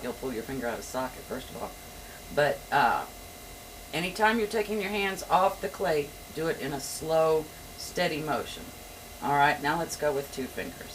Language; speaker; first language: English; native; English